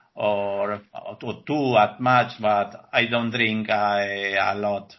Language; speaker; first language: English; non-native, learner; Spanish